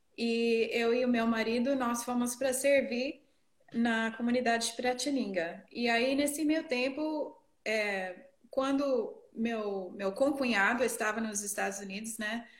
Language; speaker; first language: Portuguese; non-native, fluent; English